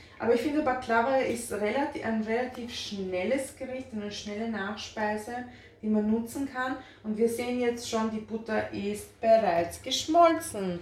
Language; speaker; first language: German; early bilingual, other home language; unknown